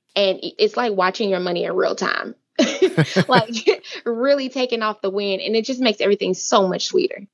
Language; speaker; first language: English; native; English